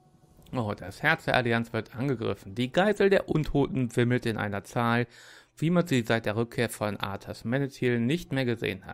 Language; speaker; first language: German; native; German